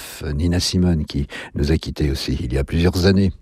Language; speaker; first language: French; native; French